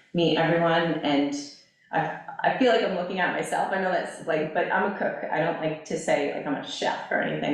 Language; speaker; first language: English; native; English